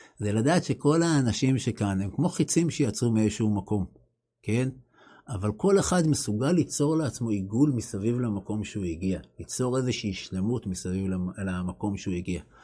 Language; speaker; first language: Hebrew; native; Hebrew